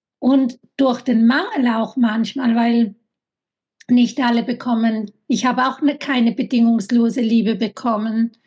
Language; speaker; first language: German; early bilingual, other home language; Italian